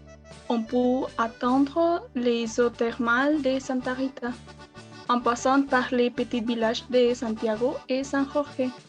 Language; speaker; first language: French; non-native, learner; Spanish